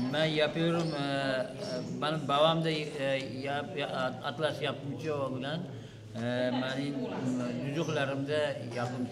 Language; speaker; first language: Turkish; non-native, learner; Uzbek